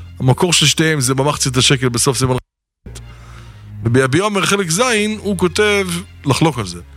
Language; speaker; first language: Hebrew; native; Hebrew